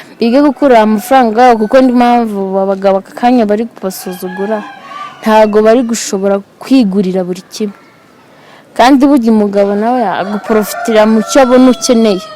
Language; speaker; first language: Kinyarwanda; native; Kinyarwanda